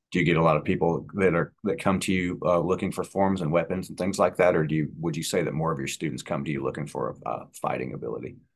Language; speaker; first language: English; native; English